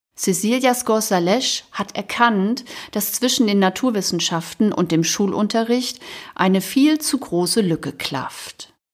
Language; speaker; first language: German; native; German